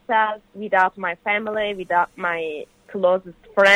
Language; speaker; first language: English; non-native, learner; Turkish